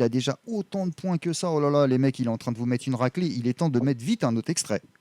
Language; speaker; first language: French; native; French